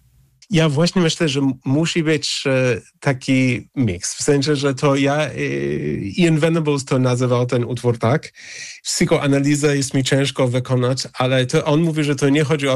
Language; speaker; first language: Polish; non-native, fluent; English